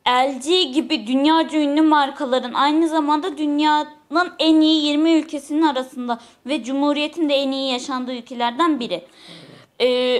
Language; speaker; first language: Turkish; native; Turkish